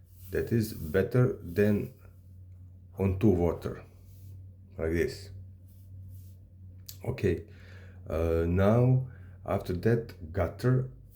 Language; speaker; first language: English; non-native, learner; Serbian